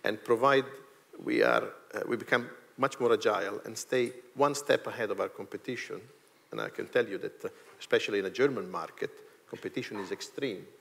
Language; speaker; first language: English; non-native, fluent; Italian